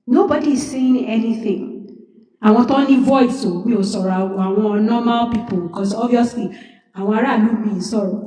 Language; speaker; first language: English; non-native, local second language; Yoruba